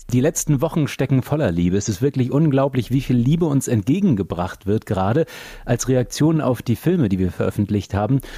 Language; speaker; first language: German; native; German